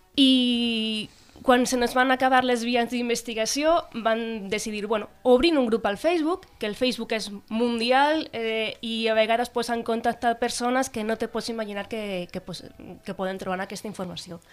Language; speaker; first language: Catalan; non-native, local second language; Spanish